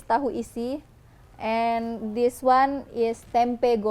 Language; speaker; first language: English; non-native, learner; Indonesian